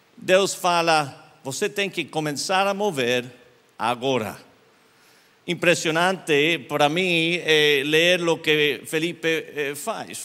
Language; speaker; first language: Portuguese; non-native, learner; English